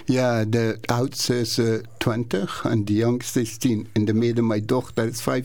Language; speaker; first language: Dutch; non-native, learner; Persian